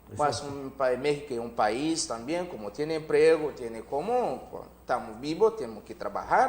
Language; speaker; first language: Spanish; non-native, learner; Haitian Creole